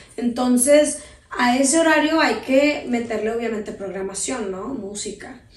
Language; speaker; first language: Spanish; native; Spanish